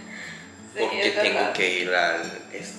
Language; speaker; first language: Spanish; non-native, learner; Japanese